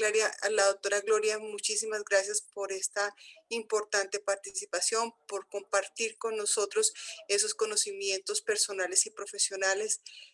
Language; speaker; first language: Spanish; native; Spanish